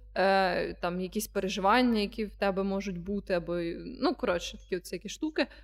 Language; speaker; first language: Ukrainian; non-native, local second language; Russian